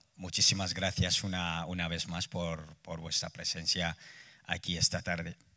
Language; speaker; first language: Spanish; non-native, fluent; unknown